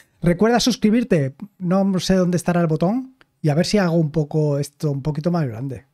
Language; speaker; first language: Spanish; native; Spanish